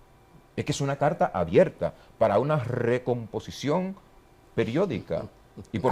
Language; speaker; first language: Spanish; native; Spanish